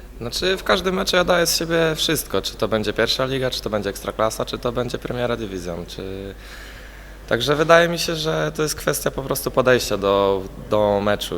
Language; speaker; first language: Polish; native; Polish